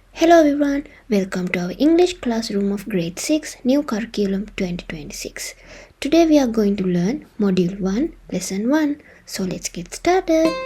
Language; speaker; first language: English; non-native, local second language; Sinhala